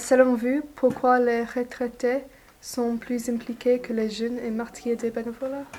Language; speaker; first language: French; non-native, learner; English